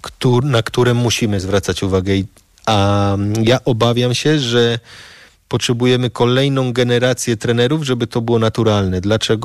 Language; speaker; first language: Polish; early bilingual, heritage; Polish